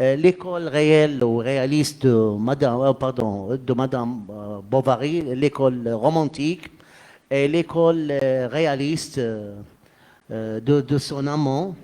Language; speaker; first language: French; non-native, fluent; Arabic